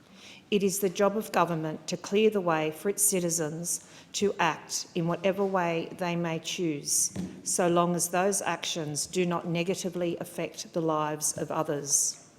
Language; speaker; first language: English; native; English